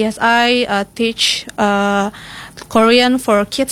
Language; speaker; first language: English; non-native, learner; Indonesian